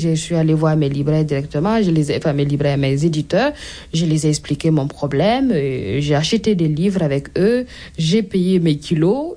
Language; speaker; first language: French; non-native, local second language; Mossi